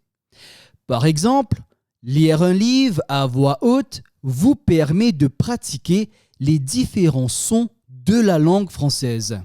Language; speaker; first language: French; native; French